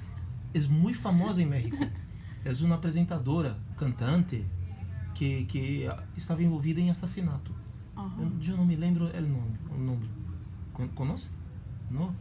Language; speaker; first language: Spanish; non-native, learner; Portuguese